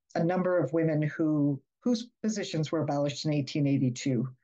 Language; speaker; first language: English; native; English